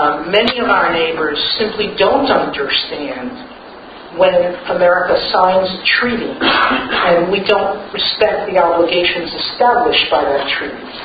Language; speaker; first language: English; native; English